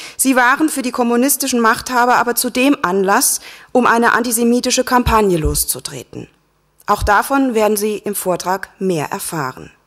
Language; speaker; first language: German; native; German